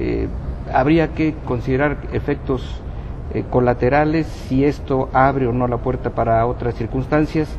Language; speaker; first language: Spanish; native; Spanish